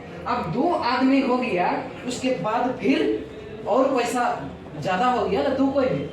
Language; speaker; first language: Hindi; non-native, local second language; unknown